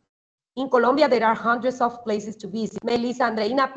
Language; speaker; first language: English; non-native, fluent; Spanish